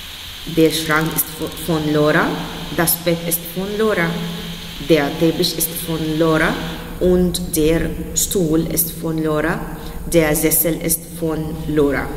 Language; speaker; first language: German; non-native, fluent; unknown